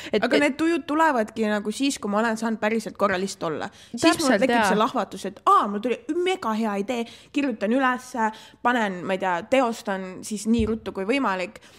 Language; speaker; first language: Estonian; native; Estonian